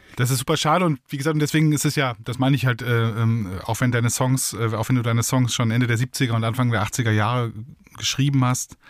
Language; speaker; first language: German; native; German